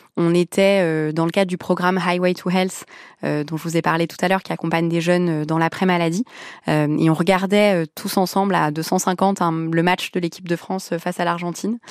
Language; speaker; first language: French; early bilingual, other home language; Arabic